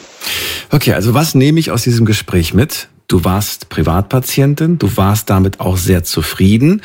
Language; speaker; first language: German; native; German